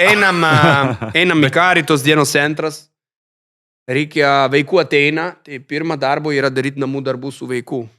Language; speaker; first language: Lithuanian; non-native, fluent; Italian